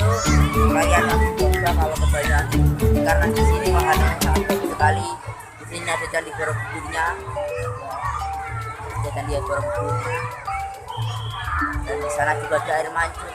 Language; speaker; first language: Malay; non-native, local second language; Javanese